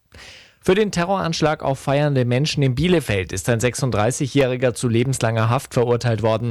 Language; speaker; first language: German; native; German